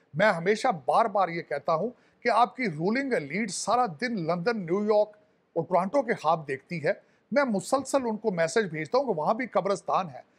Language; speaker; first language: Urdu; non-native, local second language; Punjabi